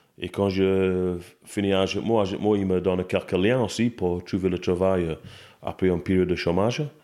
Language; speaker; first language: French; non-native, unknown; English